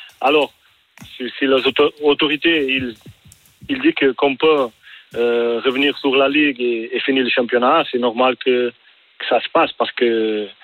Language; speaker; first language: French; non-native, learner; Portuguese